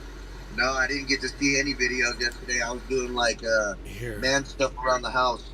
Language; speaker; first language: English; native; English